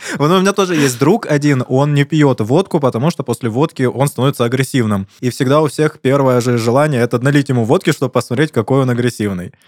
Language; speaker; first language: Russian; native; Russian